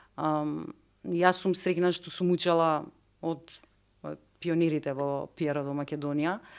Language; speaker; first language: Macedonian; native; Macedonian